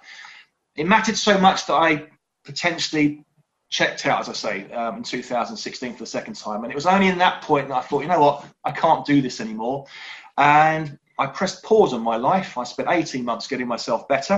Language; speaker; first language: English; native; English